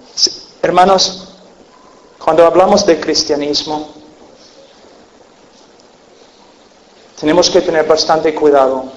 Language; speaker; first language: Spanish; non-native, fluent; English